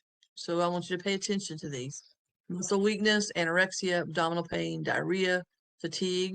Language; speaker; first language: English; native; English